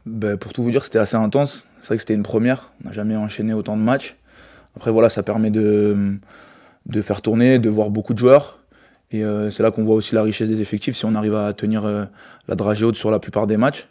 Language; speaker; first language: French; native; French